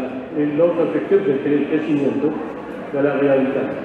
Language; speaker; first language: Spanish; non-native, learner; French